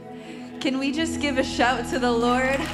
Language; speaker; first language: English; native; English